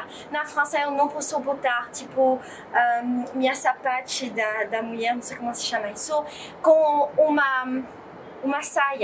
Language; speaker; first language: Portuguese; non-native, fluent; French